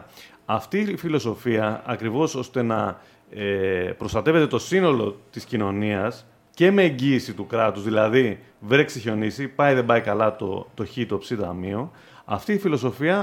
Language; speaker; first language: Greek; native; Greek